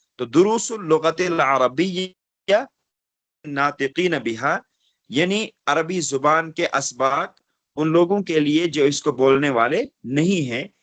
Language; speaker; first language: Urdu; non-native, local second language; Kashmiri